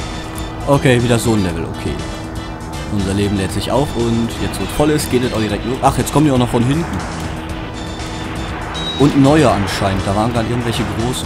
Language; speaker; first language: German; native; German